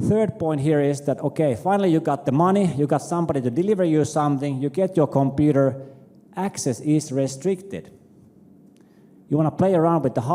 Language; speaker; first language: English; non-native, fluent; Finnish